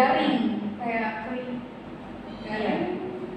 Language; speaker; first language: Indonesian; native; Indonesian